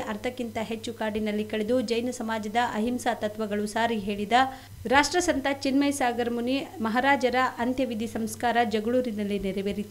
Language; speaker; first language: Kannada; native; Kannada